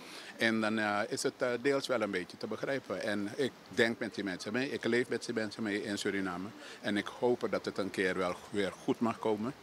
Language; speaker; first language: Dutch; native; Dutch